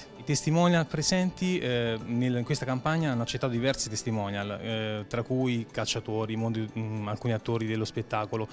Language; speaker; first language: Italian; native; Italian